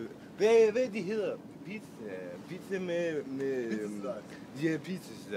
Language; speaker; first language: Danish; non-native, learner; Arabic